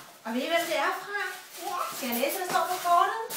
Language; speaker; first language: Danish; native; Danish